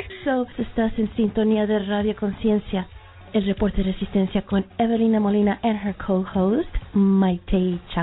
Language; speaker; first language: Spanish; early bilingual, heritage; Spanish